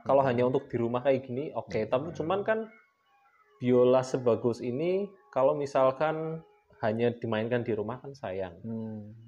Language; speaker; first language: Indonesian; native; Indonesian